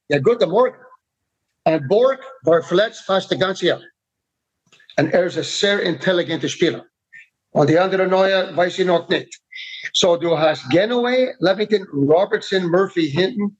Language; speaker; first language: German; non-native, fluent; English